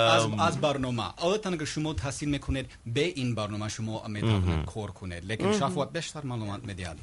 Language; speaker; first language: Persian; non-native, learner; English